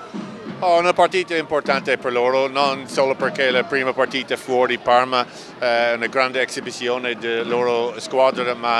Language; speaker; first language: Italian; non-native, learner; English